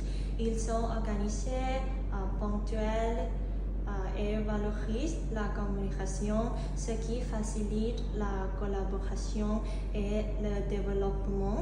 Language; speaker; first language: French; non-native, learner; Thai